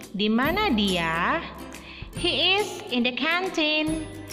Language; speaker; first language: English; non-native, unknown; Indonesian